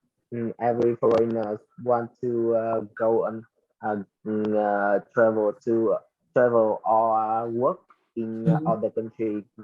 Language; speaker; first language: English; non-native, learner; Vietnamese